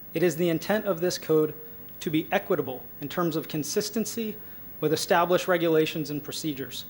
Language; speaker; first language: English; native; English